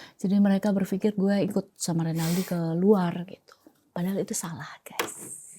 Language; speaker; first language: Indonesian; non-native, local second language; Sasak